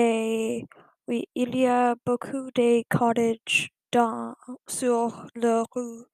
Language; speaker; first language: French; non-native, learner; English